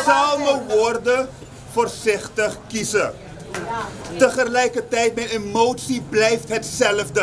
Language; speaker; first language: Dutch; native; Dutch